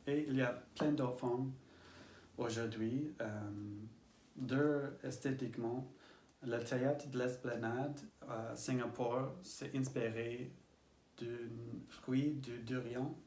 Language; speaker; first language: French; non-native, learner; English